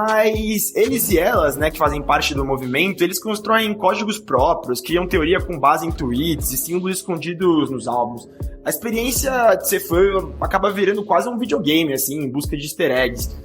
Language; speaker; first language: Portuguese; native; Portuguese